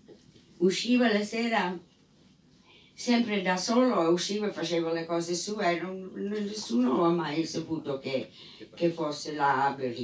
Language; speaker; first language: Italian; non-native, fluent; English